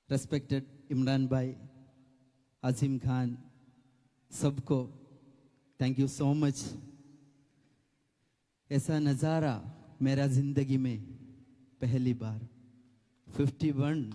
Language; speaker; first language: Hindi; non-native, local second language; Malayalam